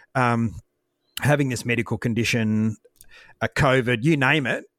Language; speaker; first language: English; native; English